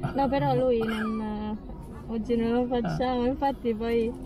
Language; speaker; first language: Italian; non-native, fluent; Indonesian